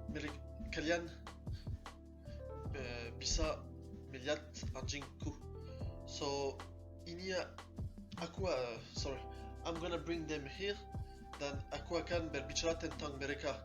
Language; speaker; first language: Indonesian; non-native, learner; French